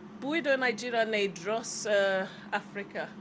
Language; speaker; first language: Welsh; non-native, learner; English